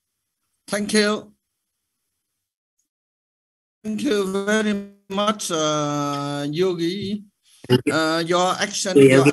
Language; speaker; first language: English; non-native, learner; Vietnamese